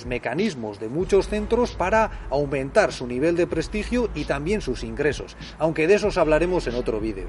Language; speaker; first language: Spanish; native; Spanish